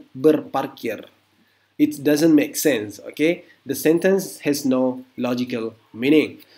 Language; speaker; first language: English; non-native, fluent; Indonesian